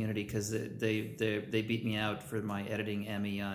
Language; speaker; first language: English; native; English